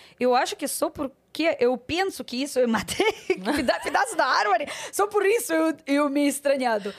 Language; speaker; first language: Portuguese; non-native, fluent; Russian